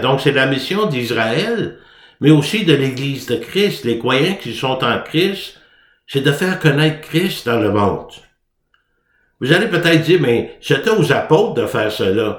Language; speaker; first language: French; native; French